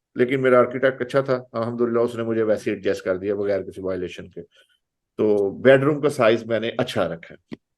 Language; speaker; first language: Urdu; non-native, local second language; Punjabi